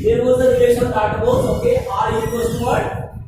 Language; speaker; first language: English; non-native, local second language; Hindi